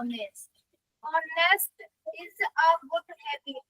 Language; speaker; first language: English; non-native, learner; Hindi